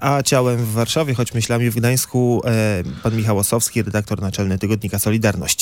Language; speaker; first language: Polish; native; Polish